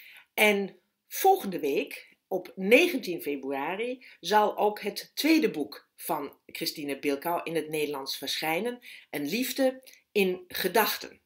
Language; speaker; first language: Dutch; non-native, fluent; German